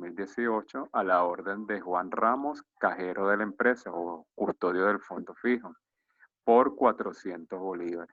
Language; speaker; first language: Spanish; native; Spanish